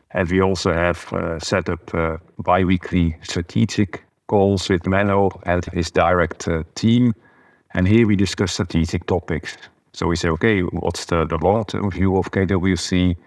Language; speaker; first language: English; non-native, fluent; Dutch